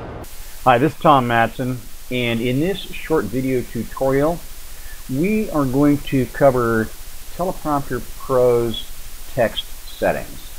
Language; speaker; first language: English; native; English